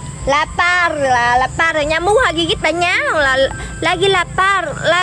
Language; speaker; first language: Indonesian; non-native, learner; Vietnamese